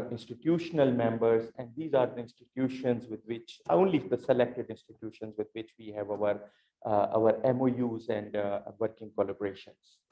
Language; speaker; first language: English; non-native, local second language; Urdu